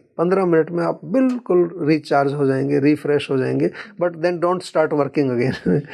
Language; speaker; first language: Hindi; native; Hindi